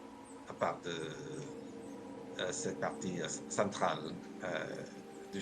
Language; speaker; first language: French; non-native, learner; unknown